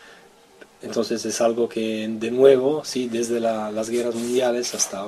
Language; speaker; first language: Spanish; non-native, fluent; French